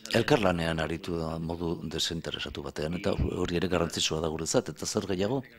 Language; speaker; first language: Basque; native; Basque